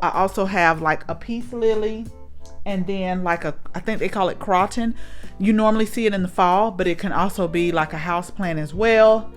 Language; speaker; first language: English; native; English